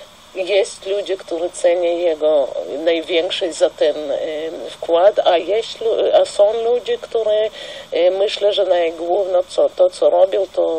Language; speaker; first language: Polish; non-native, fluent; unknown